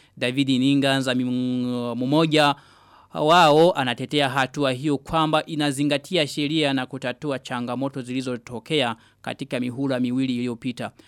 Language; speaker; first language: Swahili; non-native, local second language; Rundi